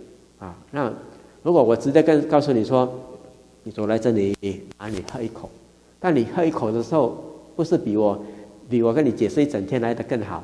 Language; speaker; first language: Chinese; native; Chinese